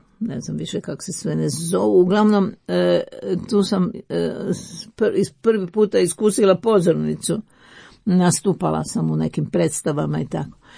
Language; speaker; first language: Croatian; native; Croatian